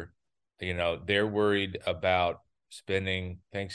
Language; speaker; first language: English; native; English